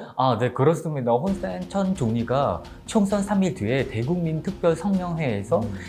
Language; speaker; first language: Korean; non-native, fluent; Khmer